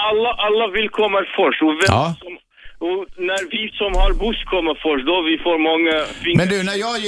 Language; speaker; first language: Swedish; non-native, learner; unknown